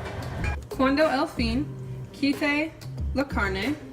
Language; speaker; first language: Spanish; non-native, learner; English